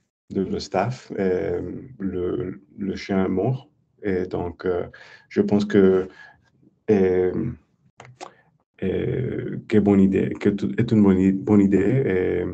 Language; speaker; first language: French; non-native, learner; English